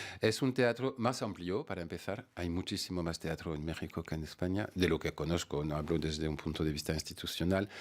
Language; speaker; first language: Spanish; non-native, fluent; French